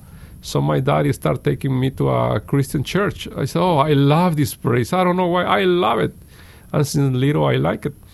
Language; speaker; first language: English; non-native, fluent; Spanish